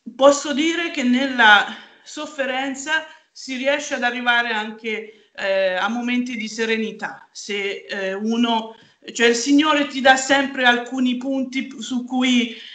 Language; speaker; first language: Italian; native; Italian